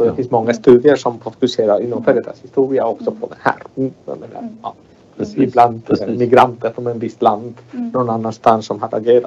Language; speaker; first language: Swedish; non-native, fluent; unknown